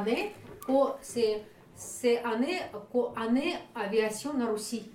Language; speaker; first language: French; non-native, fluent; Russian